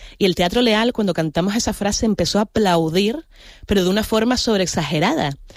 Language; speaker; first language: Spanish; native; Spanish